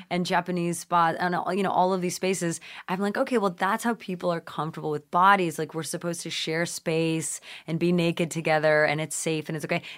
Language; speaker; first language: English; native; English